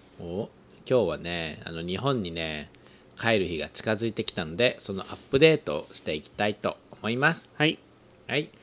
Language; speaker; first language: Japanese; native; Japanese